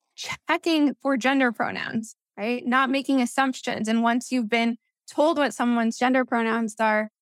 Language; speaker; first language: English; early bilingual, other home language; Spanish